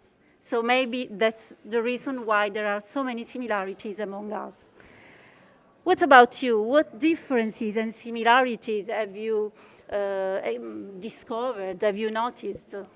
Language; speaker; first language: English; non-native, fluent; Italian